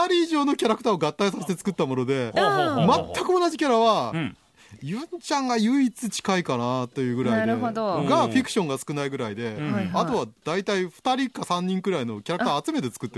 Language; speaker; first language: Japanese; native; Japanese